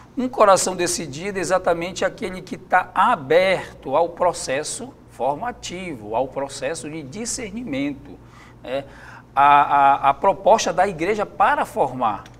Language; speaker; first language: Portuguese; native; Portuguese